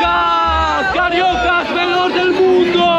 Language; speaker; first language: Portuguese; non-native, learner; Swiss German